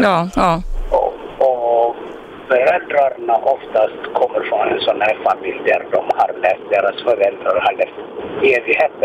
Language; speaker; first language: Swedish; non-native, fluent; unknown